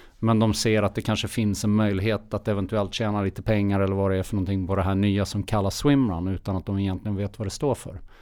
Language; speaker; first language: Swedish; early bilingual, heritage; Swedish